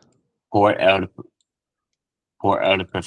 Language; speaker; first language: Spanish; non-native, learner; English